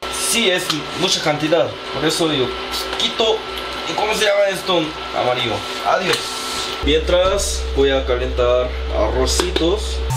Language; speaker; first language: Spanish; non-native, learner; Korean